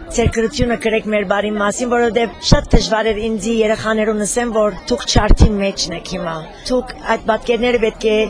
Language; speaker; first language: Armenian; early bilingual, heritage; Armenian